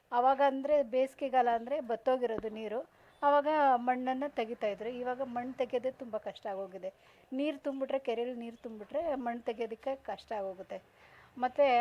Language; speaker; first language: Kannada; native; Kannada